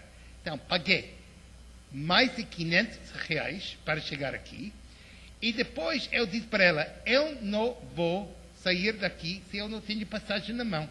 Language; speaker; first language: Portuguese; non-native, fluent; English